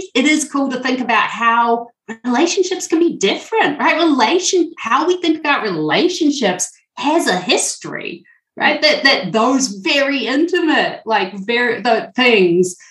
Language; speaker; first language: English; native; English